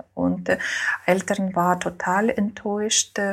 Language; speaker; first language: German; non-native, learner; Ukrainian